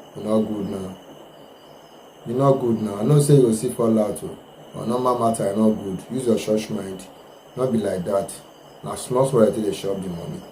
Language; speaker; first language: Nigerian Pidgin; non-native, local second language; Igbo